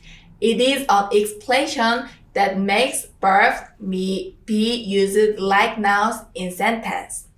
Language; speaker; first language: English; non-native, fluent; Korean